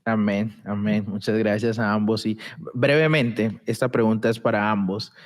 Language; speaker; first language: Spanish; native; Spanish